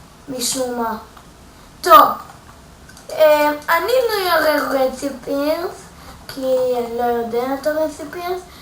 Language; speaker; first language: Hebrew; native; Hebrew